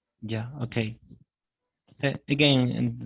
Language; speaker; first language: English; non-native, learner; Spanish